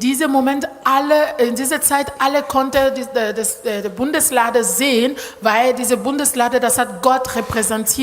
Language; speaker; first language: German; non-native, learner; Lingala